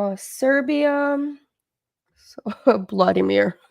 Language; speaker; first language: English; non-native, fluent; Russian